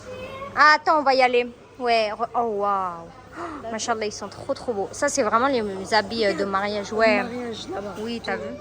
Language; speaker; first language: French; native; French